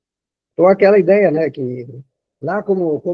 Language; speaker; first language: Portuguese; native; Portuguese